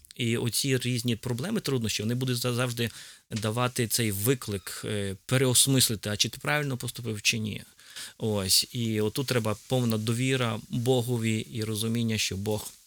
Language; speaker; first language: Ukrainian; native; Ukrainian